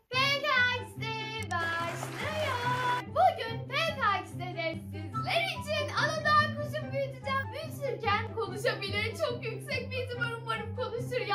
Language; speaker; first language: Turkish; native; Turkish